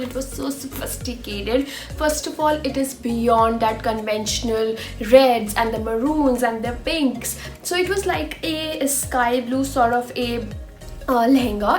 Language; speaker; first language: English; non-native, local second language; Hindi